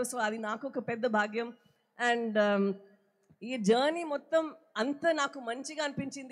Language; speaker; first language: Telugu; non-native, local second language; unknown